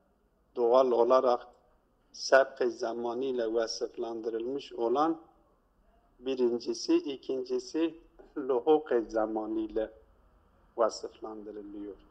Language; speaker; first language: Turkish; native; Turkish